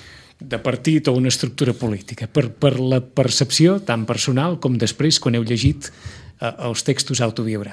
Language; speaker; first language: Catalan; native; Catalan